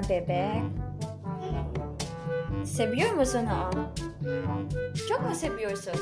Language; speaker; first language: Turkish; non-native, learner; Filipino